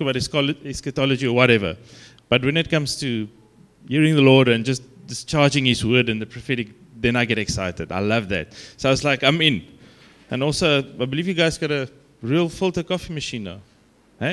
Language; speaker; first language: English; non-native, local second language; Afrikaans